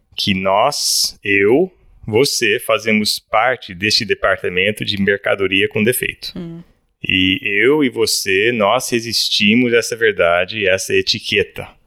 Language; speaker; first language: Portuguese; early bilingual, other home language; English